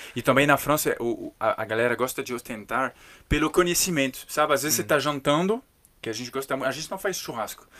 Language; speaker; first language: Portuguese; non-native, fluent; French